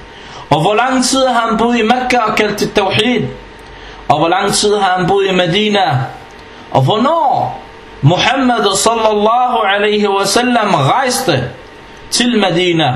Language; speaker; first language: Danish; non-native, fluent; Arabic